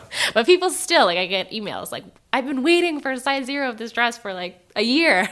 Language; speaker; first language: English; native; English